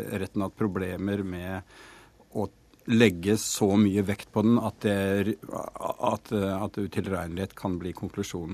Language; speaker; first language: Norwegian; native; Norwegian